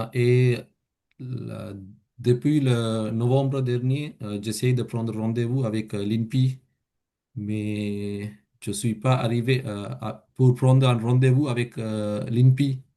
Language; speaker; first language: French; non-native, fluent; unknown